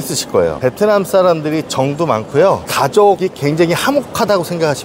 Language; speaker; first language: Korean; native; Korean